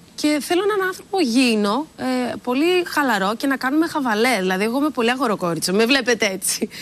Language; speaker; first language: Greek; early bilingual, other home language; Dutch